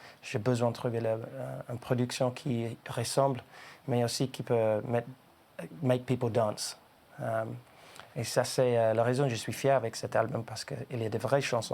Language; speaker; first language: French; non-native, learner; English